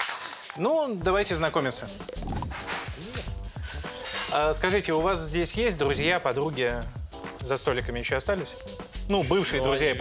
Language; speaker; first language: Russian; native; Russian